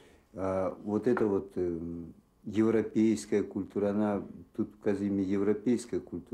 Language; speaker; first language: Russian; non-native, local second language; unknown